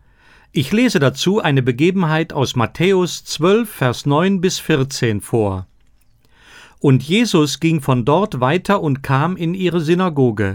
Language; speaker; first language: German; native; German